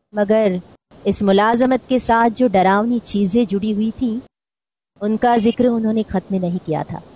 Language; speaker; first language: Urdu; non-native, local second language; Marathi